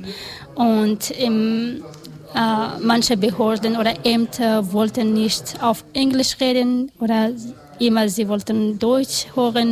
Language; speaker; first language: German; non-native, learner; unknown